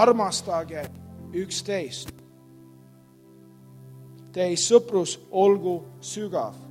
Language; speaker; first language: Estonian; non-native, learner; English